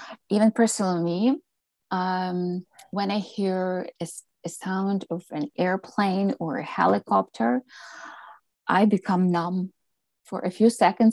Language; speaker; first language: English; non-native, fluent; Ukrainian